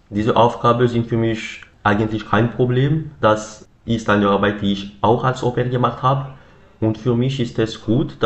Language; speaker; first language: German; non-native, learner; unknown